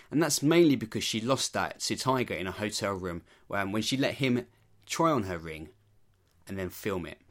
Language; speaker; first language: English; native; English